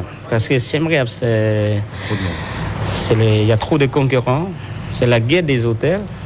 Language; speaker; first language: French; non-native, fluent; Khmer